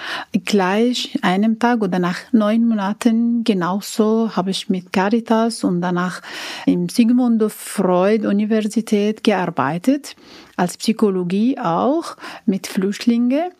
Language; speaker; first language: German; non-native, learner; Arabic